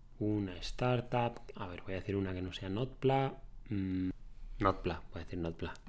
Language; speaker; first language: Spanish; native; Spanish